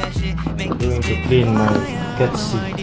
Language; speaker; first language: English; non-native, local second language; Filipino